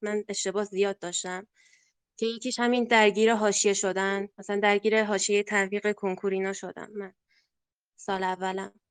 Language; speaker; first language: Persian; non-native, local second language; Azerbaijani